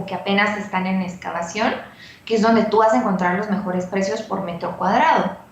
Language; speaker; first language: Spanish; native; Spanish